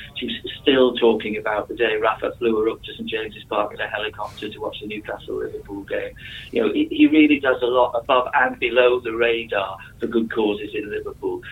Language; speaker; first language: English; native; English